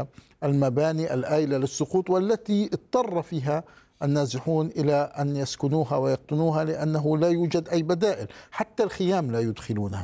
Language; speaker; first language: Arabic; native; Arabic